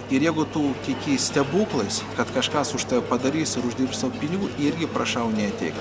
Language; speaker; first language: Lithuanian; native; Lithuanian